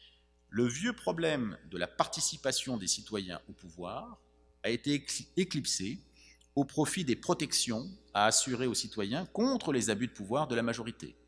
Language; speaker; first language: French; native; French